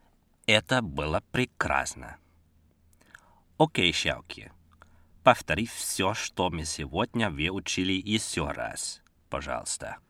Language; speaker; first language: Russian; non-native, fluent; Dutch